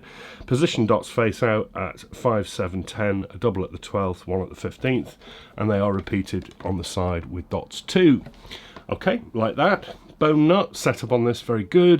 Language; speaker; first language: English; native; English